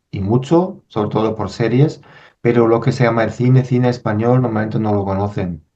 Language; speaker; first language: Spanish; non-native, fluent; German